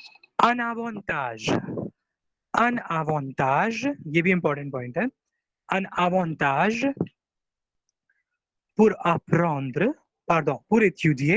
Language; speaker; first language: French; non-native, fluent; Hindi